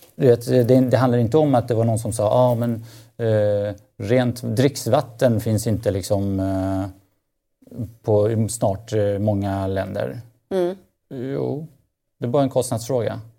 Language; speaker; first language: Swedish; native; Swedish